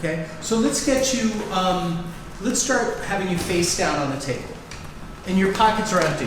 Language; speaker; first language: English; native; English